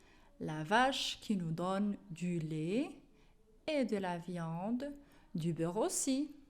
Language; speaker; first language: French; non-native, local second language; Arabic